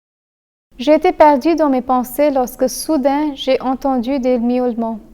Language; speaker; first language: French; non-native, fluent; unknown